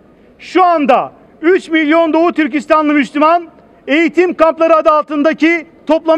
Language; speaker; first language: Turkish; native; Turkish